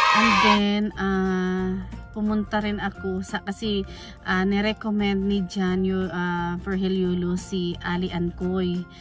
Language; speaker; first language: Filipino; non-native, local second language; Cebuano